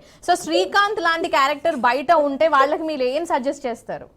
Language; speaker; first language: Telugu; native; Telugu